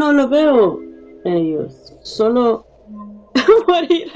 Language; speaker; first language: Spanish; non-native, learner; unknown